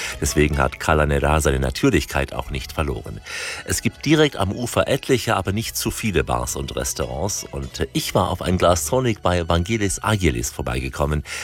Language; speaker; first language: German; native; German